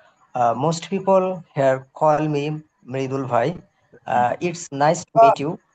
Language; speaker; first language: English; non-native, learner; Bangla